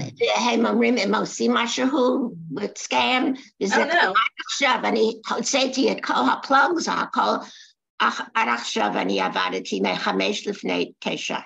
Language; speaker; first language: Hebrew; non-native, learner; English